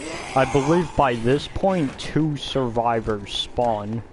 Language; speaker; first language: English; native; English